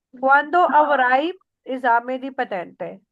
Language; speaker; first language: Italian; non-native, learner; Urdu